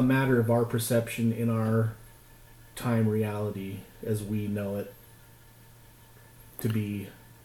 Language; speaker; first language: English; native; English